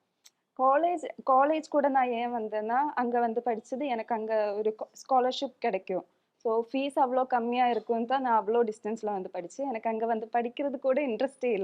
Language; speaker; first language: Tamil; non-native, local second language; Malayalam